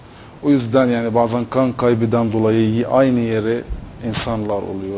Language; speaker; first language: Turkish; non-native, fluent; Arabic